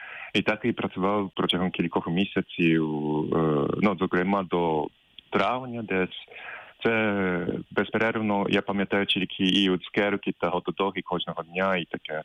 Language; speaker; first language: Ukrainian; non-native, fluent; Japanese